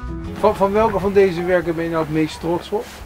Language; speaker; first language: Dutch; native; Dutch